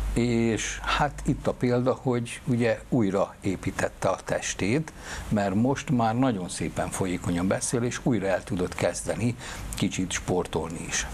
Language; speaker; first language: Hungarian; native; Hungarian